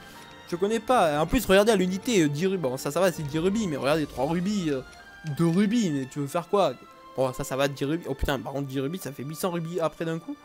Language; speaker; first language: French; native; French